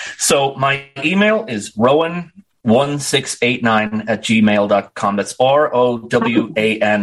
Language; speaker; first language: English; native; English